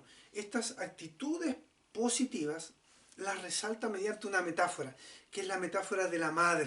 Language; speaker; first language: Spanish; native; Spanish